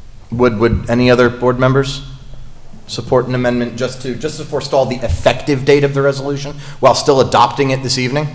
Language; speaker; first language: English; native; English